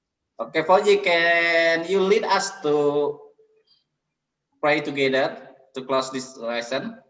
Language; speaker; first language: English; non-native, learner; Indonesian